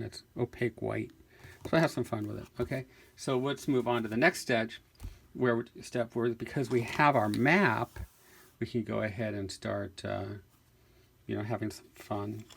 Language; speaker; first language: English; native; English